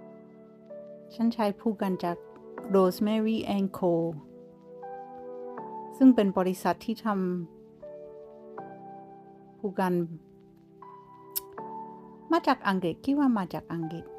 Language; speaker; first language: Thai; non-native, fluent; English